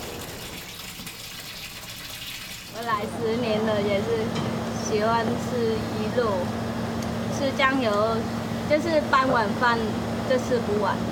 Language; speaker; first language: Chinese; non-native, learner; Vietnamese